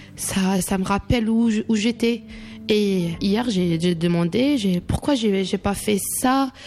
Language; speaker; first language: French; non-native, local second language; Arabic